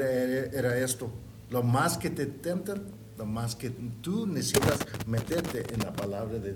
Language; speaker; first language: Spanish; early bilingual, heritage; Spanish